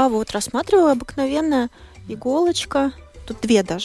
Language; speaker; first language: Russian; native; Russian